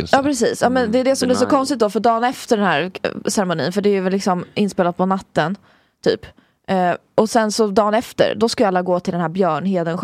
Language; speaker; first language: Swedish; native; Swedish